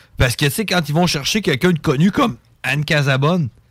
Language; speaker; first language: French; native; French